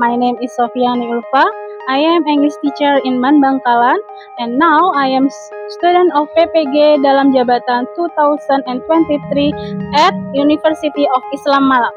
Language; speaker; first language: English; non-native, learner; Indonesian